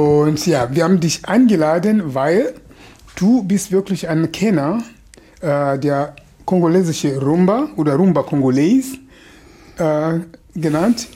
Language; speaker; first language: German; non-native, fluent; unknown